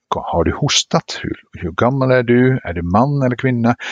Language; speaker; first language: Swedish; non-native, fluent; Dutch